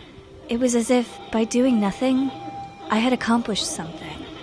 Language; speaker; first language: English; native; English